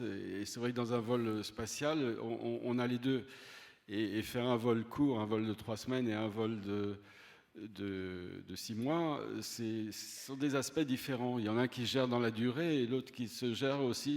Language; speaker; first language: French; native; French